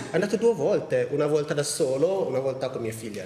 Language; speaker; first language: Italian; non-native, learner; Tigrinya